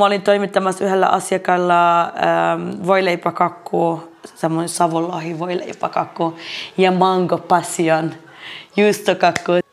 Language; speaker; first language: Finnish; non-native, fluent; Arabic